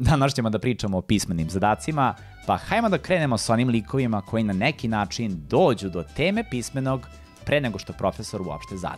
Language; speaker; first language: Serbian; native; Serbian